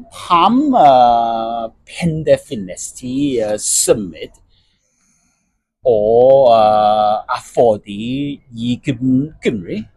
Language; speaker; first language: Welsh; non-native, learner; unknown